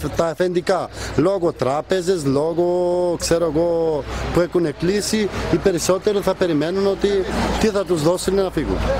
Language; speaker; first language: Greek; non-native, fluent; Albanian